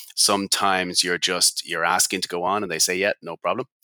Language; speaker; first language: English; native; English